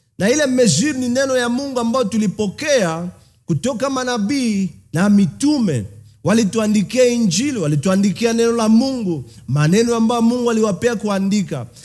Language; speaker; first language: Swahili; native; Swahili